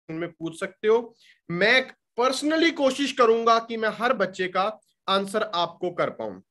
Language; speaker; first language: Hindi; non-native, local second language; Punjabi